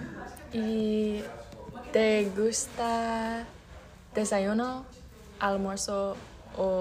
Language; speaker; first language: Spanish; non-native, learner; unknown